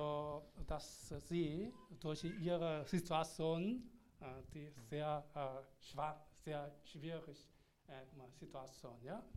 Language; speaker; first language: German; non-native, learner; Korean